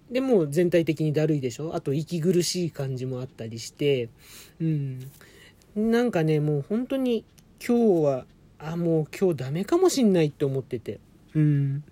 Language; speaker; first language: Japanese; native; Japanese